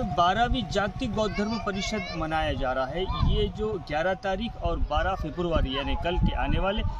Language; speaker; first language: Hindi; non-native, local second language; Marathi